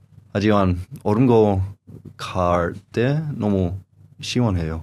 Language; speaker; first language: Korean; non-native, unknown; English